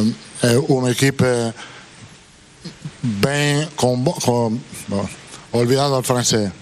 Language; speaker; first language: Portuguese; non-native, fluent; Italian